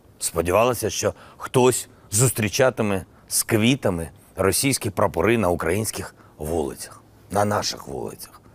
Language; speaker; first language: Ukrainian; non-native, local second language; Russian